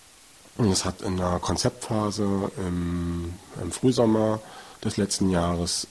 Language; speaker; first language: German; native; German